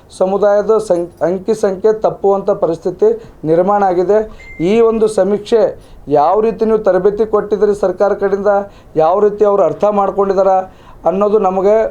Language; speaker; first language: Kannada; native; Kannada